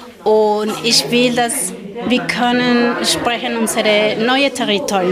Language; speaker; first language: German; non-native, learner; Spanish